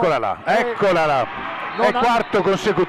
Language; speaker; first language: Italian; native; Italian